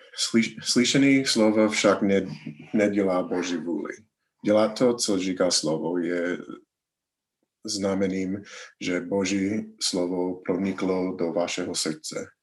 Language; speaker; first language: Czech; non-native, learner; English